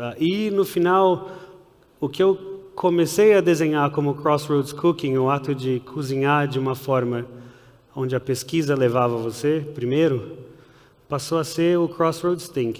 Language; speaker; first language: Portuguese; early bilingual, heritage; Portuguese